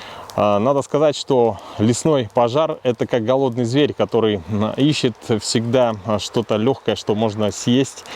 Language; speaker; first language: Russian; native; Russian